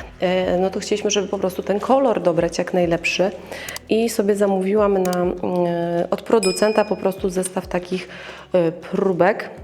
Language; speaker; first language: Polish; native; Polish